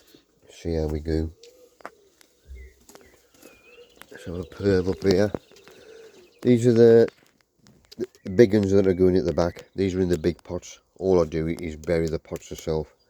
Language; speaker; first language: English; native; English